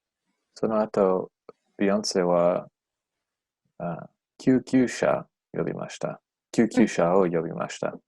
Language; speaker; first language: Japanese; non-native, learner; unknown